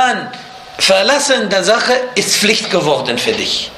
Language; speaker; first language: German; non-native, fluent; Arabic